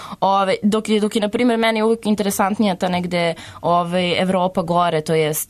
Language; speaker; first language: Serbian; native; Serbian